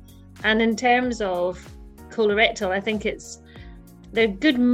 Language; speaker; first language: English; native; English